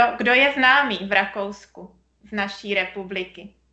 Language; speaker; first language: Czech; native; Czech